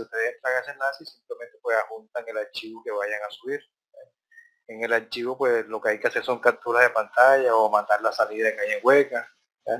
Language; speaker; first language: Spanish; native; Spanish